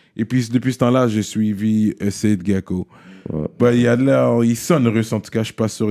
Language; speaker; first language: French; native; French